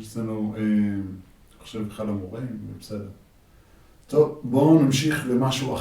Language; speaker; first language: Hebrew; native; Hebrew